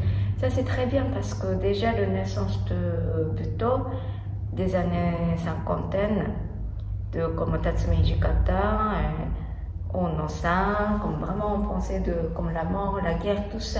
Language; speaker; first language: French; non-native, learner; Japanese